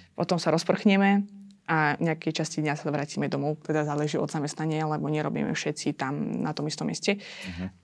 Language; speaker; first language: Slovak; non-native, fluent; Azerbaijani